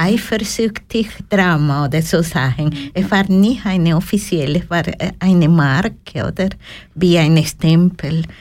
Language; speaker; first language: German; non-native, learner; Spanish